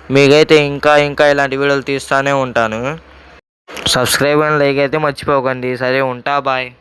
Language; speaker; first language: Telugu; non-native, local second language; Urdu